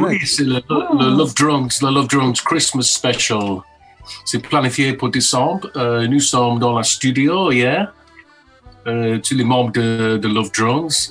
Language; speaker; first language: French; non-native, fluent; English